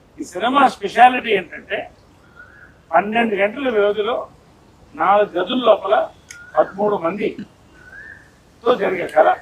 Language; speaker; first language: Telugu; native; Telugu